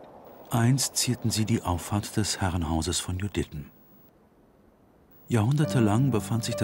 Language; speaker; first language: German; native; German